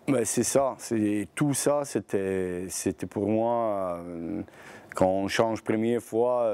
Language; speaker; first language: French; non-native, learner; Bosnian